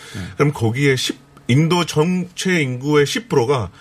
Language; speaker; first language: Korean; non-native, fluent; Hindi